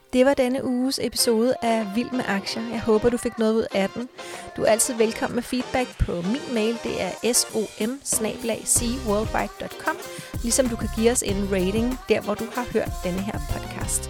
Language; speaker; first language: Danish; native; Danish